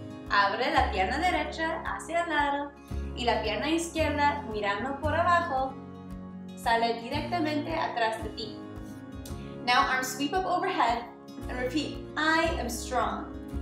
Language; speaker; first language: Spanish; non-native, learner; English